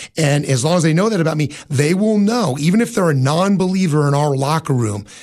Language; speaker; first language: English; native; English